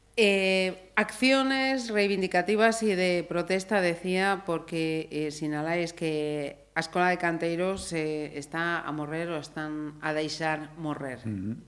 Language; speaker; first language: Galician; non-native, local second language; Spanish